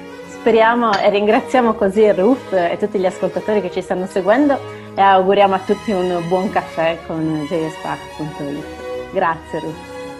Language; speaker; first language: Italian; native; Italian